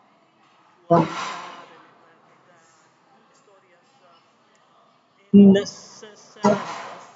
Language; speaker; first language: Spanish; non-native, learner; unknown